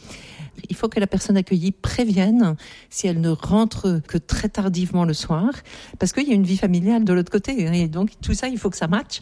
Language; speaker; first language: French; native; French